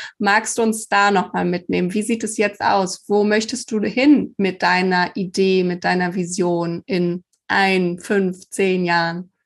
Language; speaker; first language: German; native; German